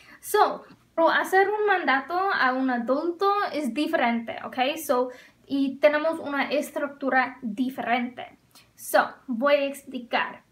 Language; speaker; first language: Spanish; non-native, fluent; English